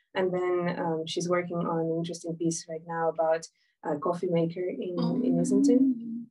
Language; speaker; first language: English; non-native, fluent; Ukrainian